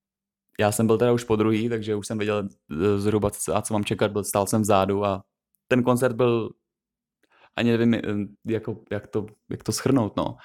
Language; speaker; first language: Czech; native; Czech